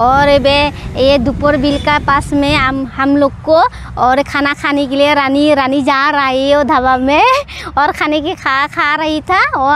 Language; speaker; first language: Hindi; non-native, local second language; Assamese